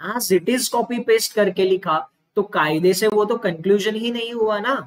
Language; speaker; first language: Hindi; non-native, local second language; Marathi